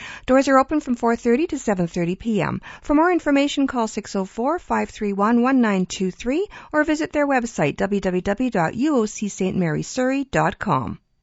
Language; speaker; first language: English; early bilingual, other home language; Ukrainian